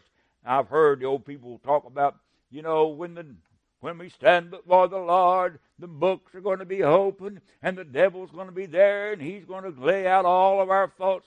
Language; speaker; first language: English; native; English